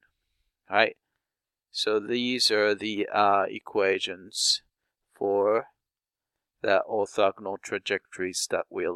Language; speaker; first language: English; non-native, fluent; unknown